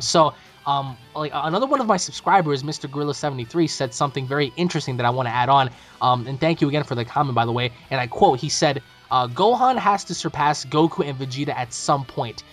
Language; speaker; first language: English; native; English